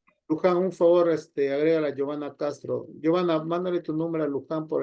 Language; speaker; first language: Spanish; native; Spanish